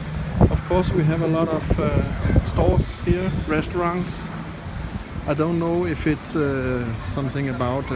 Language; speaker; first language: English; non-native, fluent; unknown